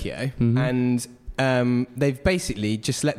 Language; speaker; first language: English; native; English